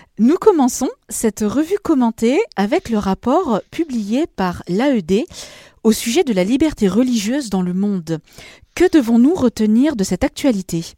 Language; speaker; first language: French; native; French